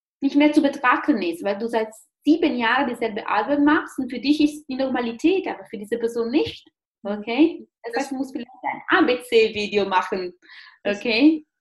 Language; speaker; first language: German; non-native, fluent; Italian